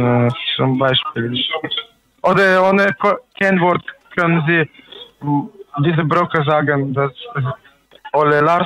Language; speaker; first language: German; non-native, learner; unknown